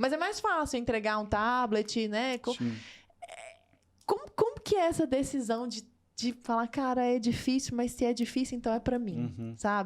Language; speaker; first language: Portuguese; native; Portuguese